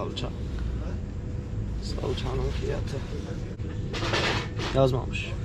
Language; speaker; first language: Turkish; non-native, fluent; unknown